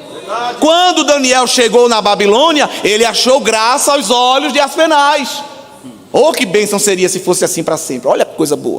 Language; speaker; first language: Portuguese; native; Portuguese